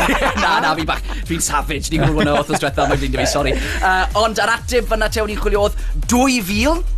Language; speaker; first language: Welsh; native; Welsh